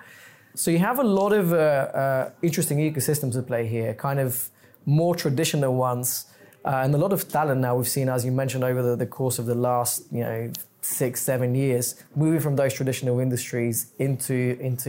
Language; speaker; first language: English; non-native, fluent; Bulgarian